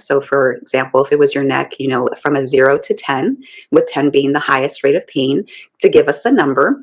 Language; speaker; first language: English; native; English